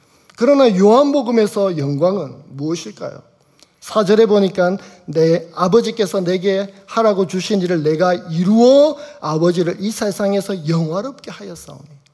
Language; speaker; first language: Korean; native; Korean